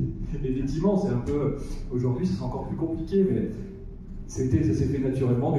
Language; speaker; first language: French; native; French